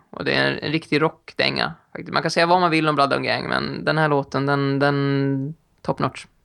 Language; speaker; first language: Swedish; native; Swedish